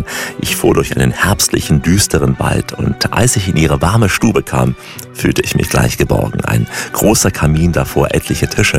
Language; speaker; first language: German; native; German